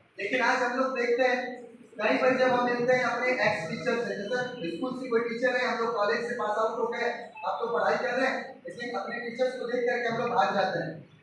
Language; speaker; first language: Hindi; non-native, local second language; Bangla